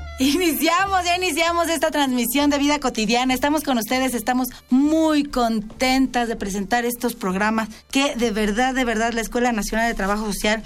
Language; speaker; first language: Spanish; native; Spanish